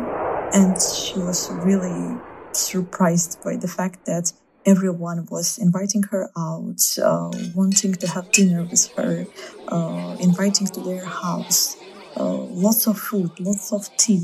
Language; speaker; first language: English; non-native, fluent; Russian